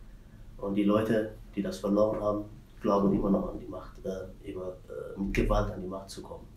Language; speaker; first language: German; non-native, fluent; Tigrinya